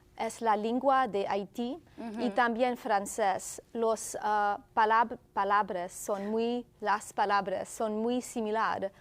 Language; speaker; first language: Spanish; non-native, learner; Haitian Creole